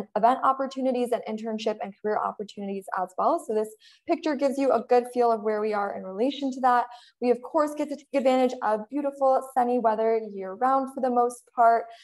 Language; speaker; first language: English; native; English